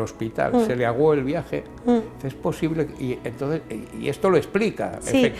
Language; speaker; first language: Spanish; native; Spanish